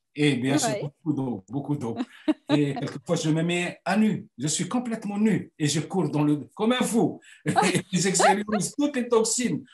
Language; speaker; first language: French; non-native, local second language; Arabic